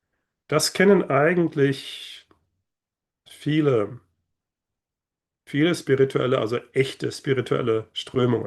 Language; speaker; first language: German; native; German